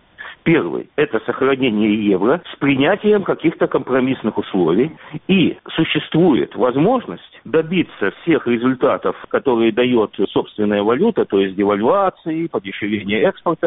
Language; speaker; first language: Russian; native; Russian